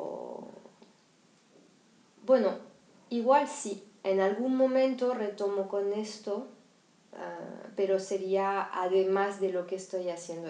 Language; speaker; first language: Spanish; non-native, fluent; French